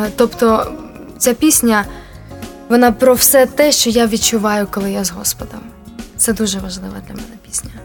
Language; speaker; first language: Ukrainian; non-native, local second language; Russian